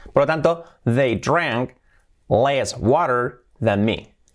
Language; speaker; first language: English; non-native, fluent; Spanish